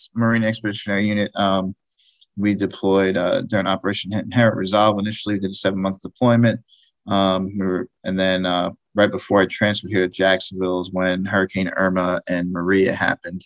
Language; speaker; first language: English; native; English